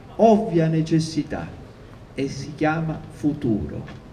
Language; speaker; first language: Italian; native; Italian